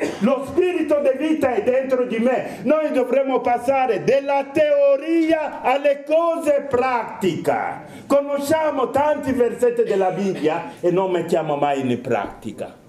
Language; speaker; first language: Italian; non-native, fluent; Romanian